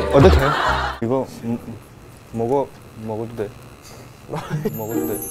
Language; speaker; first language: Korean; non-native, learner; Chinese